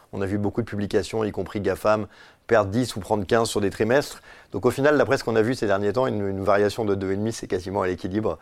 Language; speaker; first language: French; native; French